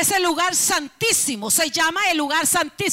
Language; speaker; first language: Spanish; native; Spanish